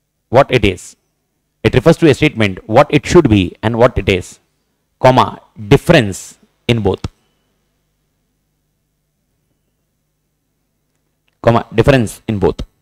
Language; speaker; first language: English; non-native, local second language; Hindi